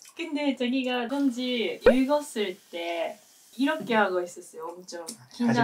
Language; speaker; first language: Korean; non-native, learner; Japanese